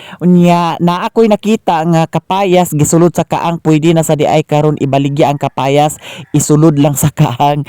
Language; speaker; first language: Cebuano; native; Cebuano